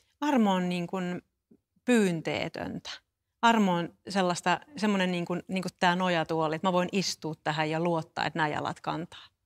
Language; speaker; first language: Finnish; native; Finnish